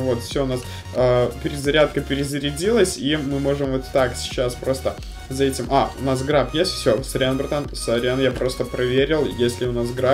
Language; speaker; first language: Russian; native; Russian